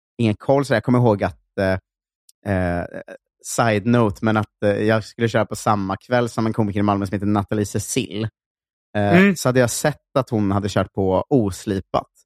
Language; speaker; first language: Swedish; native; Swedish